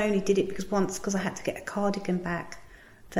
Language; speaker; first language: English; native; English